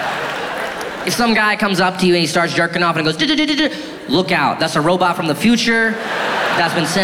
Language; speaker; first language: English; native; English